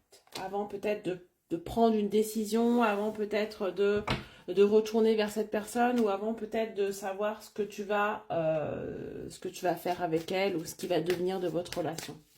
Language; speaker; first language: French; native; French